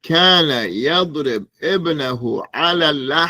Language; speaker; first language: Arabic; non-native, fluent; English